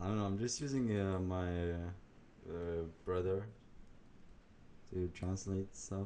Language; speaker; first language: English; non-native, fluent; Lithuanian